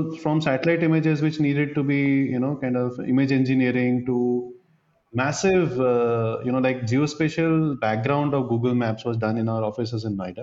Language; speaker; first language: English; non-native, local second language; Bangla